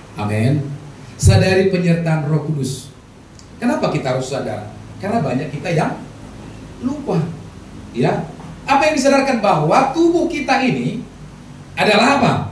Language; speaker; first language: Indonesian; non-native, local second language; Batak Toba